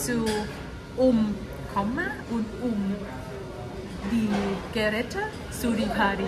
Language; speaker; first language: German; non-native, learner; Thai